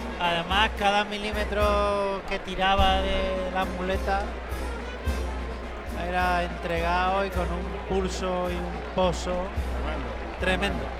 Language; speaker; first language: Spanish; native; Spanish